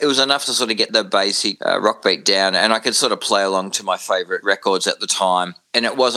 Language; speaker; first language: English; native; English